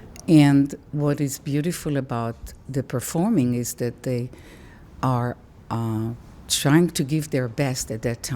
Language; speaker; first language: English; non-native, fluent; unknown